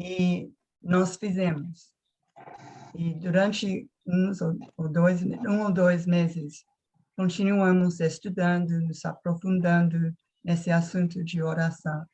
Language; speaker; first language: Portuguese; non-native, fluent; English